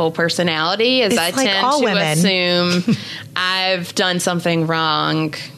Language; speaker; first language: English; native; English